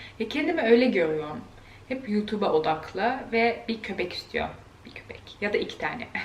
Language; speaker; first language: Turkish; early bilingual, heritage; Turkish